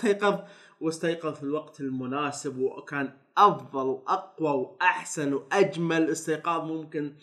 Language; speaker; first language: Arabic; native; Arabic